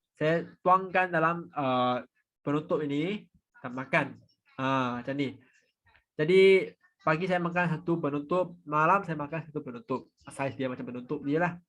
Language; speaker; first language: Malay; non-native, local second language; Chinese